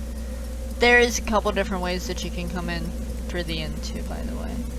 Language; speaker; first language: English; native; English